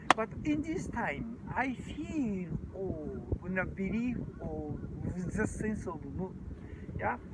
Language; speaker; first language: English; non-native, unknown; Japanese